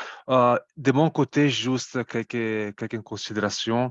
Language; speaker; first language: French; non-native, fluent; Italian